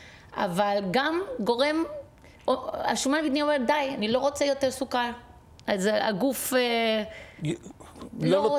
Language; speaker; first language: Hebrew; non-native, fluent; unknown